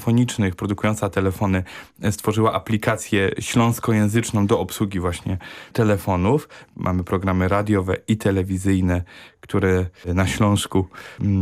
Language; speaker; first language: Polish; non-native, local second language; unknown